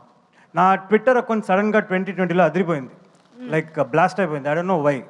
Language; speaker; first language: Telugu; non-native, learner; Tamil